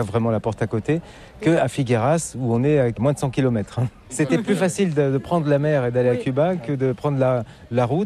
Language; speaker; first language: French; native; French